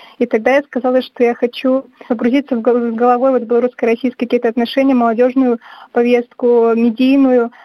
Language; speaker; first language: Russian; native; Russian